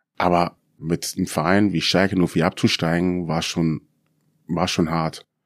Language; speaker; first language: German; early bilingual, other home language; Akan